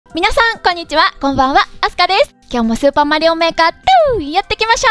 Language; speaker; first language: Japanese; native; Japanese